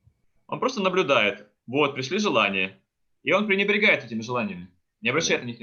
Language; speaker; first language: Russian; native; Russian